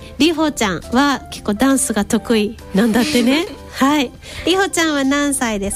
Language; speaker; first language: Japanese; native; Japanese